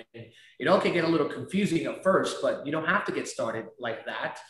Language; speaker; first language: English; non-native, fluent; Spanish